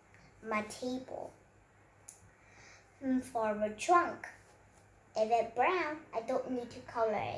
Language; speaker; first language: English; non-native, learner; Vietnamese